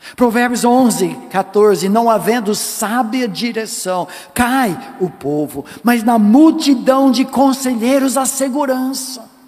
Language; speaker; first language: Portuguese; non-native, fluent; English